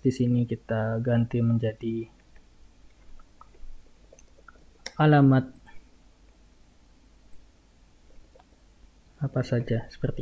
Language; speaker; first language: Indonesian; native; Indonesian